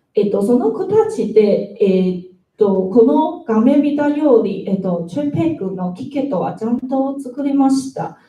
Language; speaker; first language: Japanese; non-native, learner; Chinese